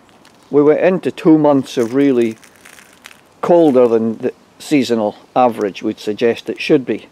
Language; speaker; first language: English; native; English